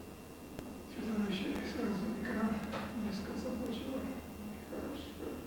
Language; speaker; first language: Russian; native; Russian